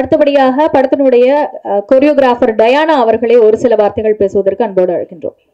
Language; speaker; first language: Tamil; native; Tamil